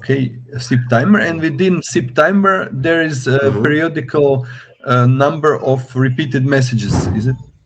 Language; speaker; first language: English; non-native, learner; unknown